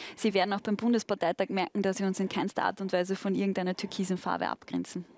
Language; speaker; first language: German; native; German